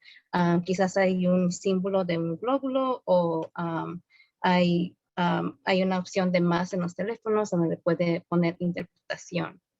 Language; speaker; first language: Spanish; early bilingual, heritage; Spanish